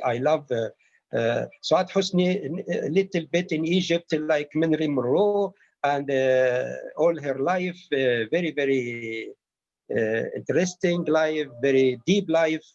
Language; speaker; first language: English; non-native, learner; Arabic